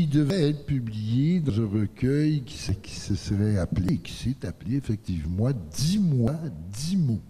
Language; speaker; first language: French; native; French